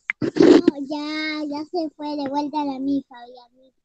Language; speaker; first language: Spanish; native; Spanish